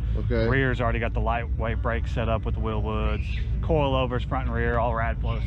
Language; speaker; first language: English; native; English